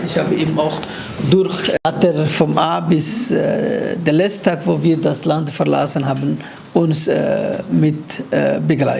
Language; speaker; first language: German; non-native, fluent; Somali